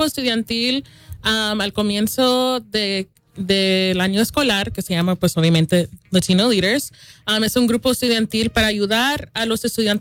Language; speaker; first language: Spanish; early bilingual, heritage; Spanish